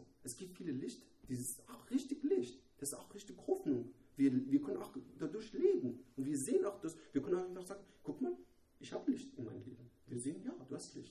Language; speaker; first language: German; non-native, learner; Persian